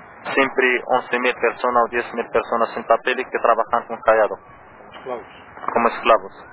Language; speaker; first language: Spanish; non-native, learner; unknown